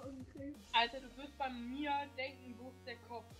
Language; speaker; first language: German; native; German